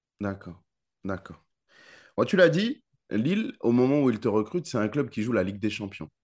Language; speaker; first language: French; native; French